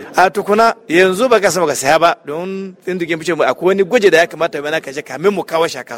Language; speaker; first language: Hausa; non-native, local second language; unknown